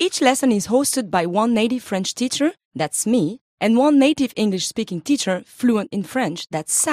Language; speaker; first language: English; non-native, fluent; French